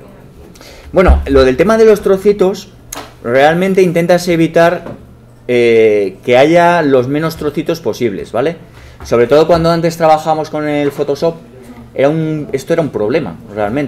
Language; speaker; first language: Spanish; native; Spanish